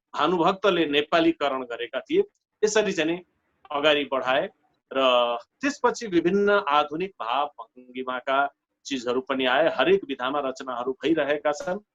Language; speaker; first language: Nepali; non-native, local second language; Maithili